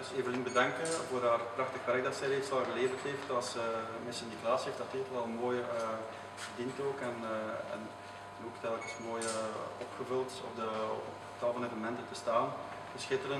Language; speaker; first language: Dutch; native; Dutch